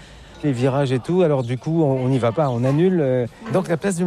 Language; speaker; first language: French; native; French